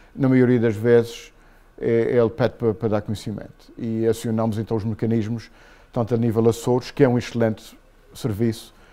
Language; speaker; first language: Portuguese; native; Portuguese